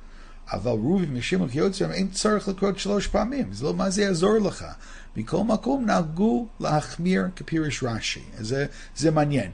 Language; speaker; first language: Hebrew; non-native, fluent; English